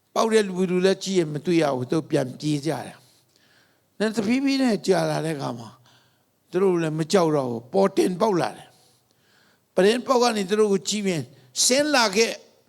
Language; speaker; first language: Burmese; non-native, local second language; Tedim Chin